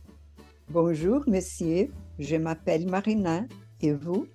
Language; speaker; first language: French; non-native, fluent; Portuguese